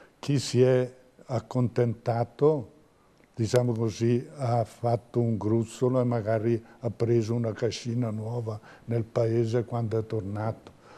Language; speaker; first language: Italian; native; Italian